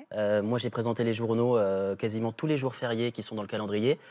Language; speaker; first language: French; native; French